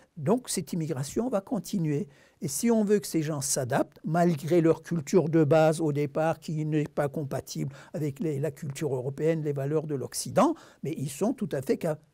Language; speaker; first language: French; non-native, fluent; Turkish